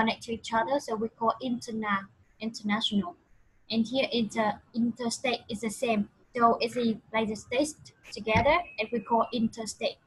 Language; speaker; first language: English; non-native, fluent; Vietnamese